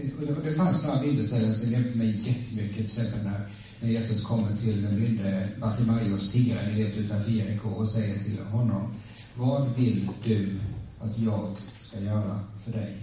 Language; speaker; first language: Swedish; native; Swedish